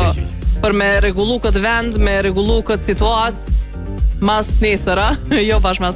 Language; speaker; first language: Albanian; native; Albanian